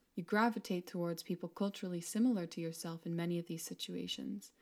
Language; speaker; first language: English; non-native, fluent; Spanish